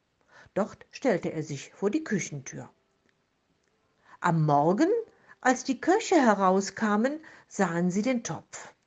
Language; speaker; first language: German; native; German